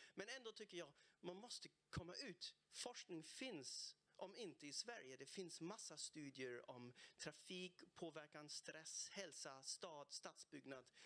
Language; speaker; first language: Swedish; non-native, fluent; German